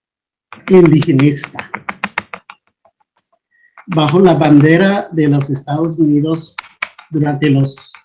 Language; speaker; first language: Spanish; non-native, fluent; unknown